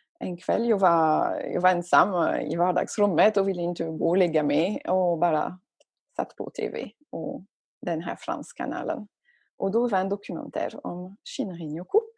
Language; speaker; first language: Swedish; non-native, fluent; French